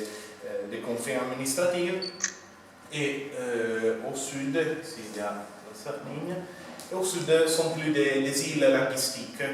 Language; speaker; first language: French; non-native, fluent; Italian